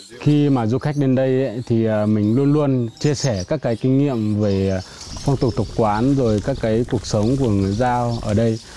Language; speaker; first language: Vietnamese; non-native, local second language; Iu Mien